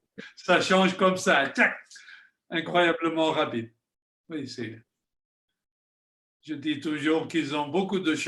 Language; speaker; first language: French; non-native, fluent; Spanish